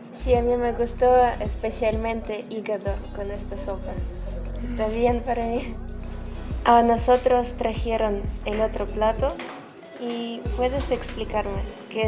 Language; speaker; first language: Spanish; non-native, learner; Ukrainian